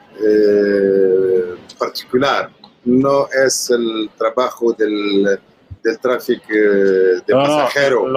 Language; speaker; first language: Spanish; non-native, learner; Arabic